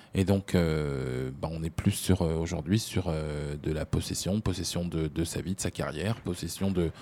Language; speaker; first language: French; native; French